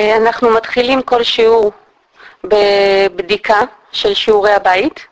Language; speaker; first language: Hebrew; native; Hebrew